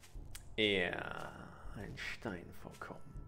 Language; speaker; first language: German; native; German